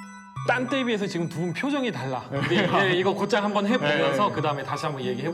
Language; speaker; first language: Korean; native; Korean